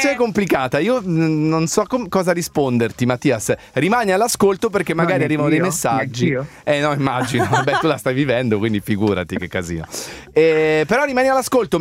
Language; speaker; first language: Italian; native; Italian